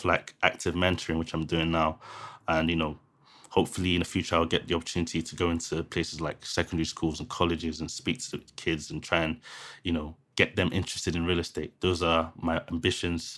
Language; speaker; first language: English; native; English